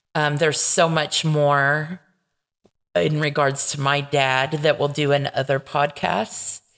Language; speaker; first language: English; native; English